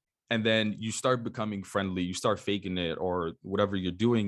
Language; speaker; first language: English; early bilingual, other home language; Spanish